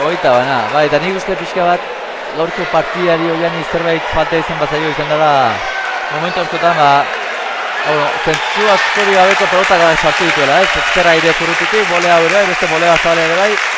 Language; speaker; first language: Basque; native; Basque